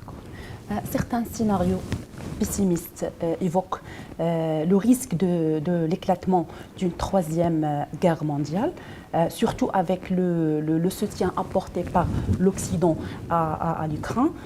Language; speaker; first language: French; non-native, local second language; Arabic